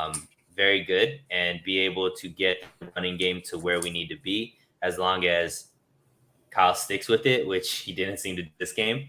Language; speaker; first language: English; native; English